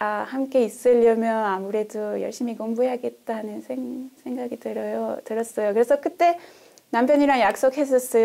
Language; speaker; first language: Korean; non-native, fluent; French